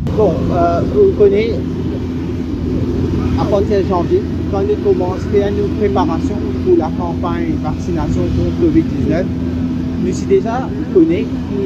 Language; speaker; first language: French; non-native, local second language; Morisyen